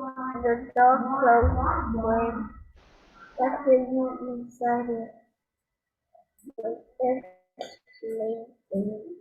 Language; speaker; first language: English; non-native, learner; Vietnamese